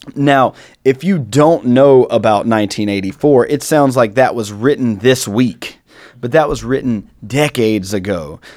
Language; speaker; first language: English; native; English